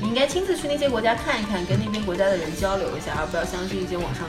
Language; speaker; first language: Chinese; native; Chinese